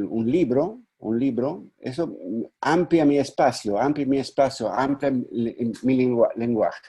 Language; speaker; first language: Spanish; non-native, fluent; Italian